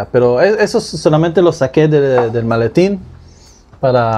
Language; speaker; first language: Spanish; non-native, fluent; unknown